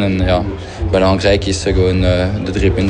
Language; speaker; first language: Dutch; non-native, fluent; French